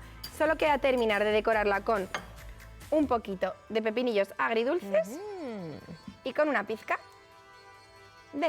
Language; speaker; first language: Spanish; native; Spanish